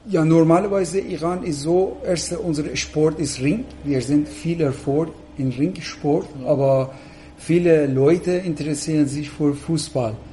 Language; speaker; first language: German; non-native, fluent; Persian